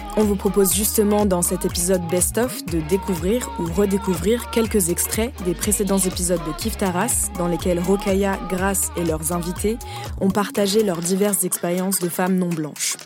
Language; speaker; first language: French; early bilingual, other home language; Romanian